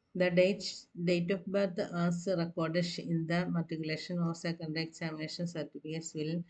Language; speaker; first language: English; non-native, local second language; Malayalam